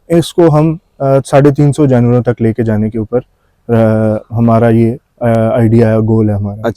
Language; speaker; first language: Urdu; non-native, local second language; Punjabi